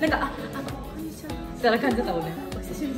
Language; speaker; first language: Japanese; native; Japanese